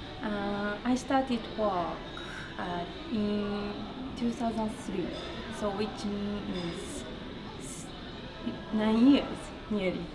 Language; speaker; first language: English; non-native, learner; Japanese